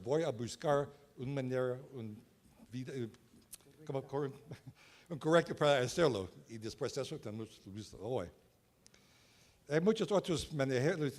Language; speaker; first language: Spanish; non-native, learner; English